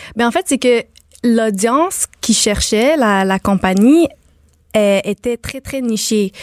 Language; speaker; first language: French; native; French